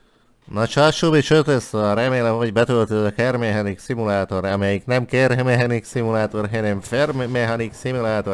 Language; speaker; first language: Hungarian; native; Hungarian